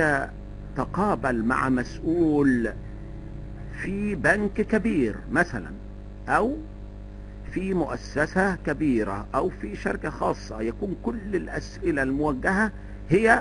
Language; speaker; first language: Arabic; native; Arabic